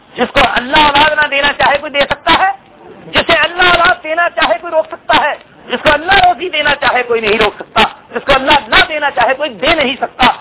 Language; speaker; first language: Urdu; non-native, local second language; Punjabi